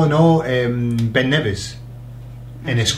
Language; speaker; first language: Spanish; non-native, fluent; English